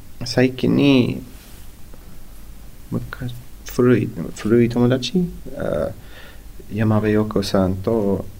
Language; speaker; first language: Japanese; non-native, learner; English